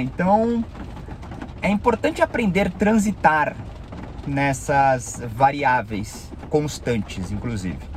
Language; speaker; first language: Portuguese; native; Portuguese